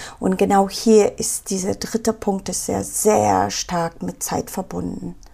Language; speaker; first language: German; non-native, fluent; Pashto